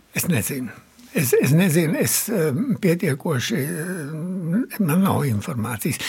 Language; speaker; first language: Latvian; early bilingual, heritage; Latvian